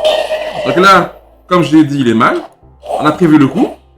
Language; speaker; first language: French; native; French